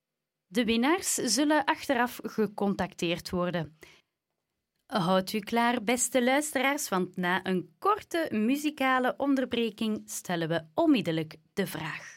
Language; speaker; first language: Dutch; native; Dutch